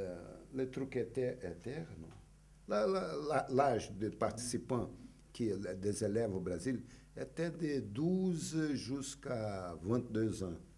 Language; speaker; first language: French; non-native, fluent; Portuguese